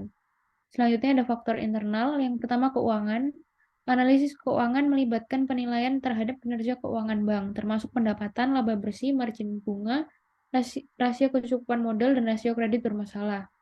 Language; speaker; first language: Indonesian; native; Indonesian